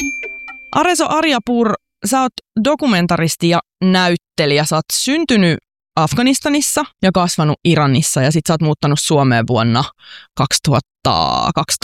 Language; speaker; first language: Finnish; native; Finnish